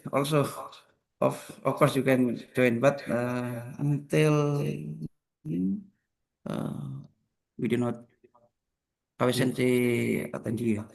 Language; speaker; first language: English; non-native, learner; Indonesian